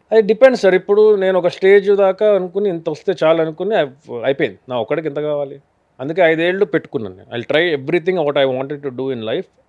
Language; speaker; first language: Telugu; native; Telugu